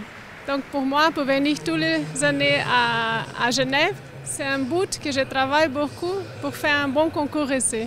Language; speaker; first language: French; non-native, learner; Portuguese